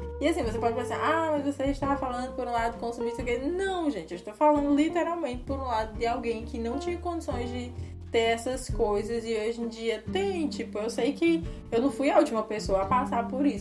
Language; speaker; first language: Portuguese; native; Portuguese